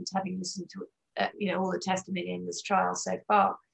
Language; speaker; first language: English; native; English